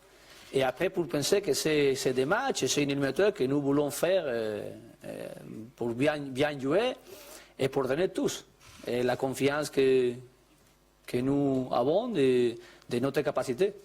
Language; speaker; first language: French; non-native, learner; Spanish